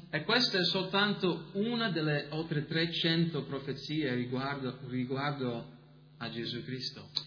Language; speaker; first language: Italian; non-native, fluent; English